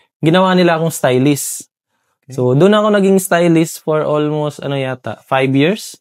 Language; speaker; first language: Filipino; non-native, local second language; Cebuano